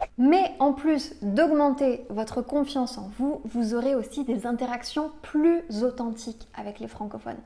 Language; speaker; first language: French; native; French